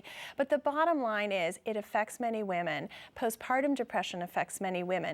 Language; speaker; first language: English; native; English